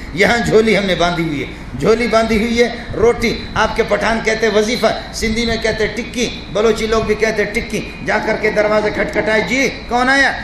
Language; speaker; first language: Urdu; non-native, local second language; Brahui